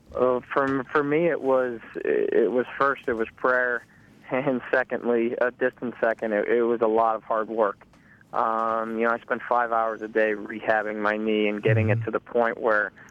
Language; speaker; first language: English; native; English